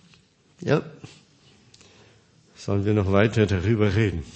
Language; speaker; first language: German; non-native, fluent; Korean